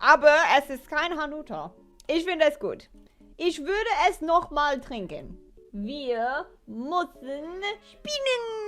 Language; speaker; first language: German; non-native, learner; English